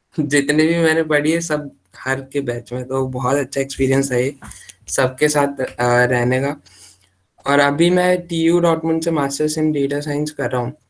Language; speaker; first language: Hindi; native; Hindi